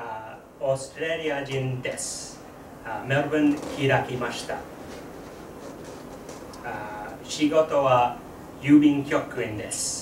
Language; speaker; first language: Japanese; non-native, learner; English